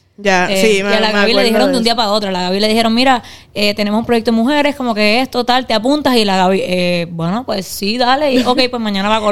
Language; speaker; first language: Spanish; native; Spanish